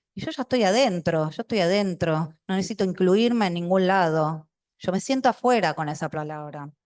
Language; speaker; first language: Spanish; non-native, local second language; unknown